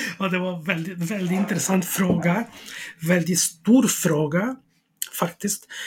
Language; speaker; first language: Swedish; non-native, fluent; Spanish